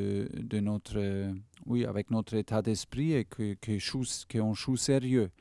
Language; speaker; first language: French; non-native, fluent; German